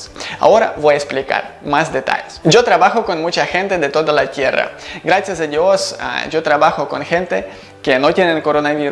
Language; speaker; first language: Spanish; non-native, learner; Ukrainian